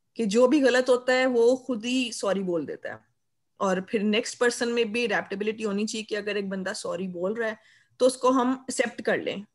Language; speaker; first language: Urdu; native; Urdu